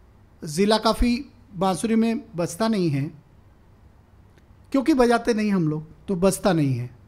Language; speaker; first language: Hindi; native; Hindi